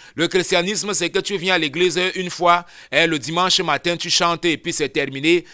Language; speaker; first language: French; non-native, local second language; Lingala